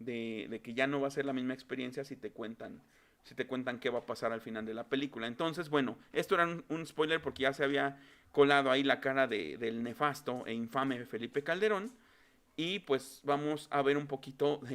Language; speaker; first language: Spanish; native; Spanish